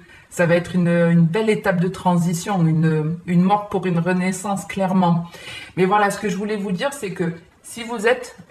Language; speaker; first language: French; native; French